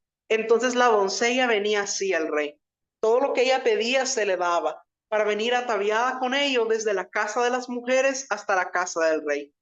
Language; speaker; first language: Spanish; native; Spanish